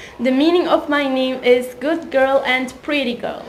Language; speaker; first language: English; non-native, learner; Uzbek